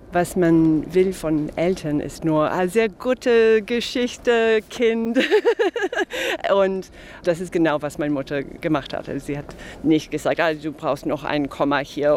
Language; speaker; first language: German; non-native, fluent; English